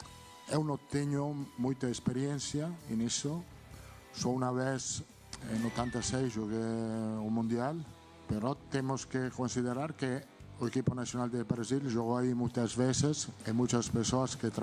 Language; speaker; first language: Portuguese; non-native, learner; Spanish